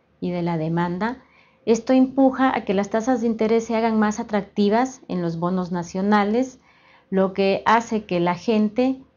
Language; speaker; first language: Spanish; native; Spanish